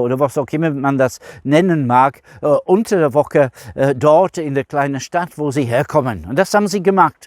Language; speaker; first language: German; non-native, fluent; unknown